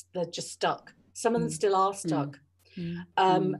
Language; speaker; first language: English; native; English